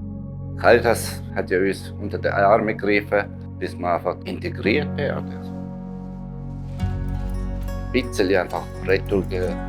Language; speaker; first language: German; non-native, fluent; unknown